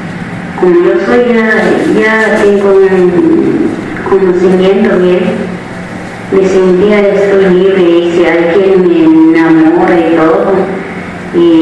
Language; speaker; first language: Spanish; non-native, local second language; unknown